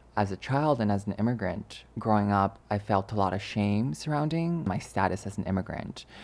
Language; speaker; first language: English; early bilingual, other home language; Chinese